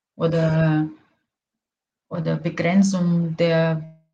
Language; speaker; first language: German; non-native, fluent; Portuguese